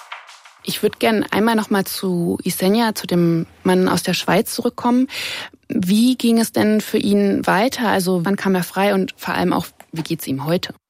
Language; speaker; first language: German; native; German